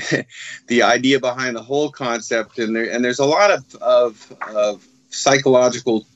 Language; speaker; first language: English; native; English